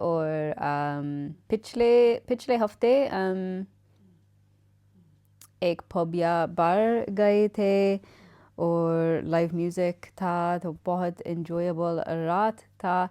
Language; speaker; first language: Hindi; non-native, learner; English